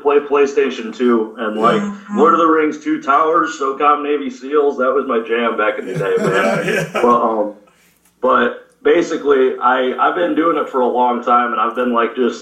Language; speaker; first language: English; native; English